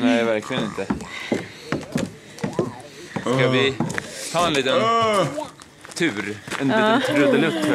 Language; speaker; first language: Swedish; native; Swedish